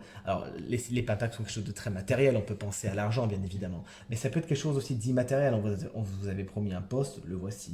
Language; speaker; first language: French; native; French